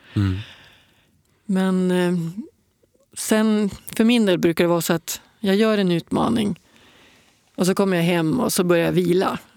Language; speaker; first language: Swedish; native; Swedish